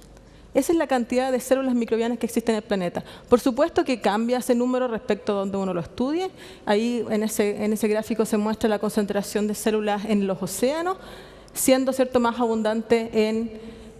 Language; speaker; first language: Spanish; native; Spanish